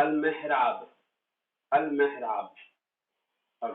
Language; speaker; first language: Arabic; non-native, fluent; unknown